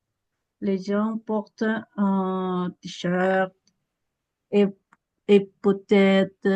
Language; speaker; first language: French; non-native, learner; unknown